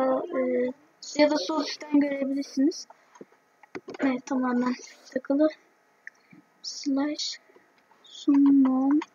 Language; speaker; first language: Turkish; native; Turkish